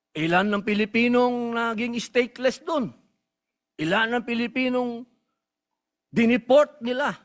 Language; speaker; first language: Filipino; native; Filipino